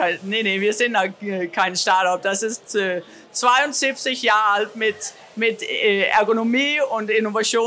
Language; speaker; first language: German; non-native, learner; Danish